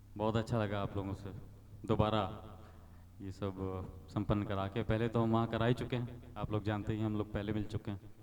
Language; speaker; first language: Hindi; native; Hindi